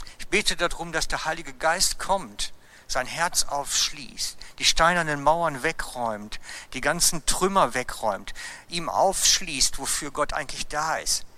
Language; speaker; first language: German; native; German